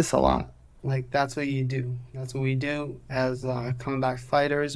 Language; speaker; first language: English; non-native, fluent; Hebrew